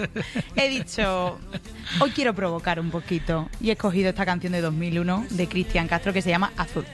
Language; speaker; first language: Spanish; native; Spanish